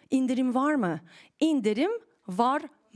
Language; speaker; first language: Turkish; non-native, fluent; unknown